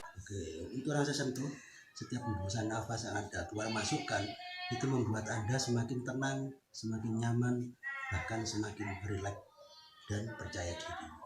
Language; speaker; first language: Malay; non-native, local second language; Javanese